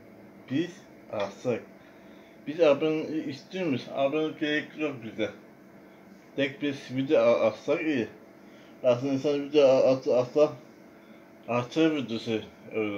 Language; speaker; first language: Turkish; non-native, learner; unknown